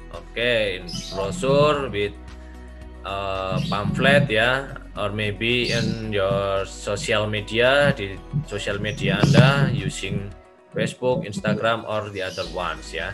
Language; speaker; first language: English; non-native, learner; Indonesian